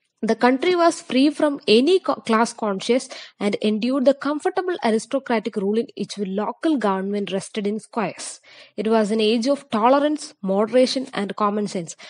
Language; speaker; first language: English; non-native, local second language; Malayalam